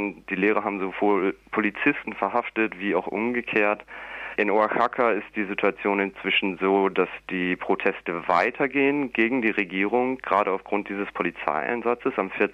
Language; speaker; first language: German; native; German